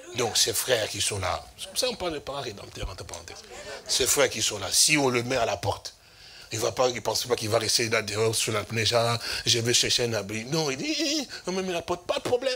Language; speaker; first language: French; non-native, local second language; Lingala